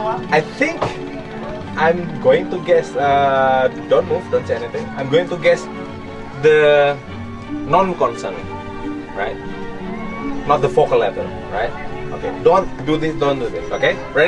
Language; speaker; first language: English; non-native, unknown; Indonesian